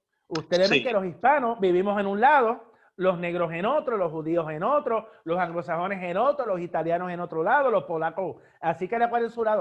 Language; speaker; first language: Spanish; native; Spanish